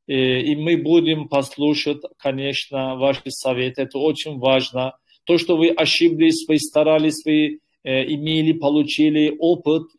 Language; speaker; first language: Russian; non-native, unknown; Turkish